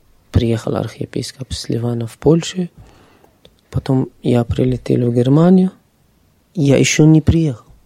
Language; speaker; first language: Russian; non-native, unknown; Arabic